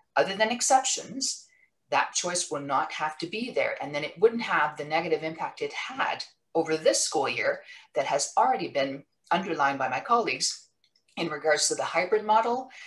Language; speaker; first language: English; non-native, local second language; French